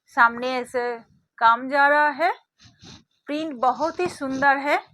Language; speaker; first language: Hindi; non-native, local second language; Bangla